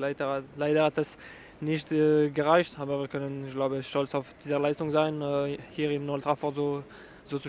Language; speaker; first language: German; non-native, local second language; French